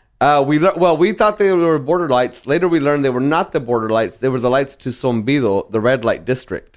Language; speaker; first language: English; early bilingual, other home language; Spanish